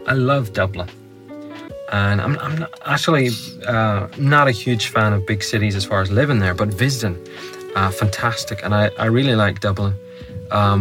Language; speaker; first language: English; native; English